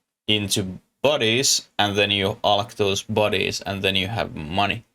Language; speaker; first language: English; non-native, learner; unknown